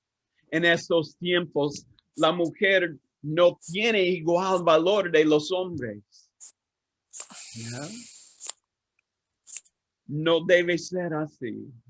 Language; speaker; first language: Spanish; non-native, learner; English